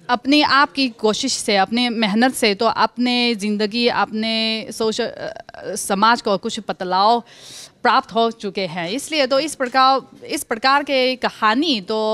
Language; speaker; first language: Hindi; non-native, fluent; Chinese